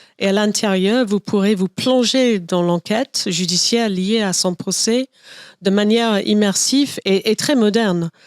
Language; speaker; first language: French; non-native, fluent; English